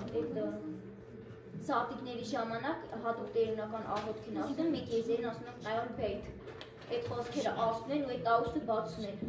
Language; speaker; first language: Armenian; non-native, local second language; Kurdish